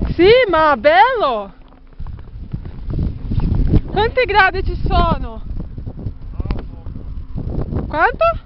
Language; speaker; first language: Italian; non-native, learner; Portuguese